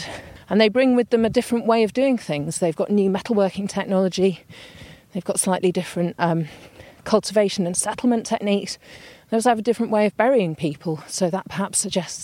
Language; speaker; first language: English; native; English